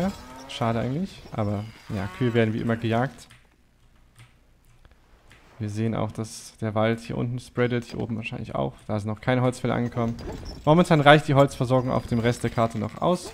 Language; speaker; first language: German; native; German